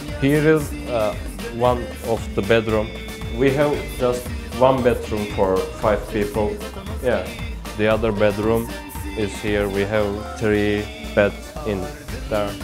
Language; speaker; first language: English; non-native, learner; Turkish